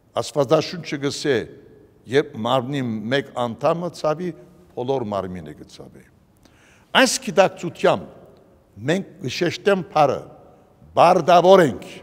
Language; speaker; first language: Armenian; early bilingual, heritage; Armenian